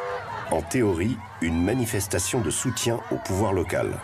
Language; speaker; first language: French; native; French